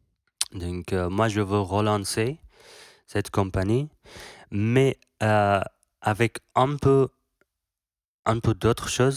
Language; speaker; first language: French; non-native, learner; Persian